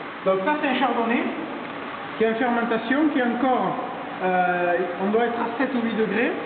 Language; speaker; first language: French; native; French